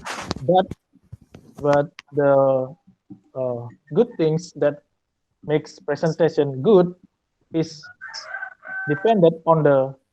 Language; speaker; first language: English; non-native, learner; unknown